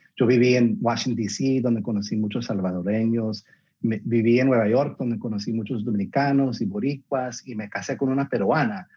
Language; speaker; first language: Spanish; early bilingual, heritage; Spanish